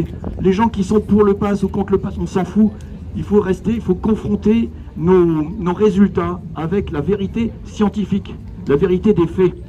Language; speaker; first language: French; native; French